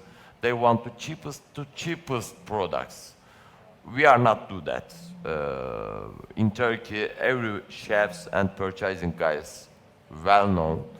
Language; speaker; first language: English; non-native, learner; Turkish